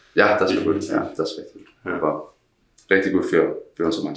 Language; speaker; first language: German; non-native, learner; Danish